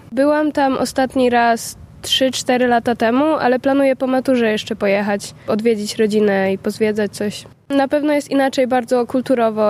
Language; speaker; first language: Polish; early bilingual, other home language; Hindi